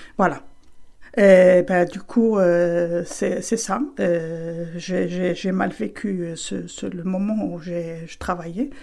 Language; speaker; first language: French; non-native, fluent; Spanish